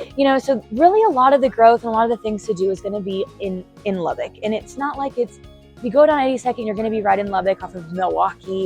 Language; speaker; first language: English; native; English